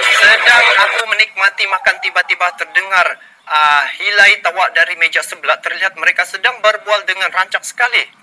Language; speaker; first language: Malay; native; Malay